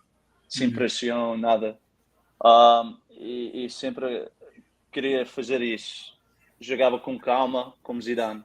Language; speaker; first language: Portuguese; early bilingual, heritage; Portuguese